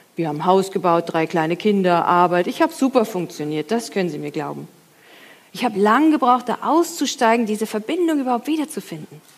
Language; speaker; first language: German; native; German